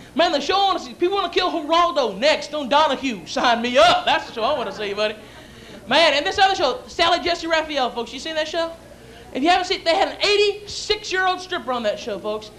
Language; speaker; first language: English; native; English